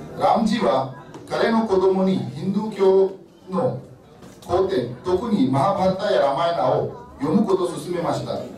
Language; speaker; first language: Japanese; non-native, fluent; Marathi